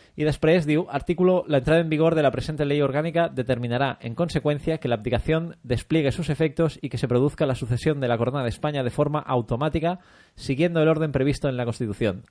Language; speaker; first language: Spanish; non-native, local second language; Catalan